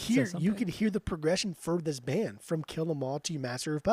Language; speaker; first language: English; native; English